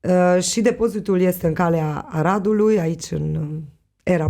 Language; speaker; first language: Romanian; non-native, local second language; Hungarian